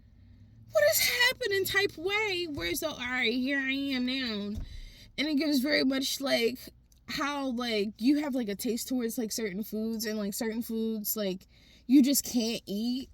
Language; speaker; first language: English; native; English